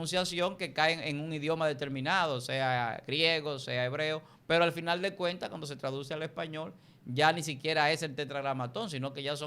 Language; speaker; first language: Spanish; native; Spanish